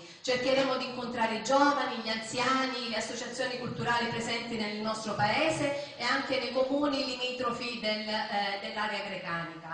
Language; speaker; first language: Italian; native; Italian